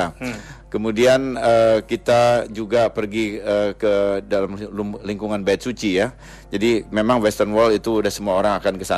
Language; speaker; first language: Indonesian; native; Indonesian